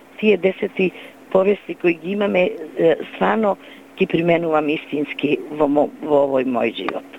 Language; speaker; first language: Macedonian; non-native, local second language; Romany